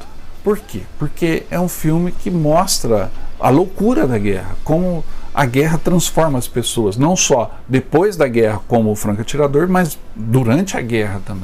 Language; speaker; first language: Portuguese; native; Portuguese